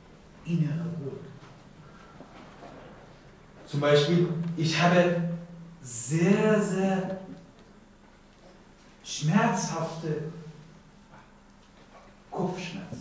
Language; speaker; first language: German; non-native, learner; Persian